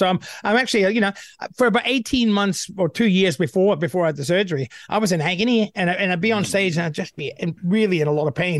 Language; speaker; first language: English; native; English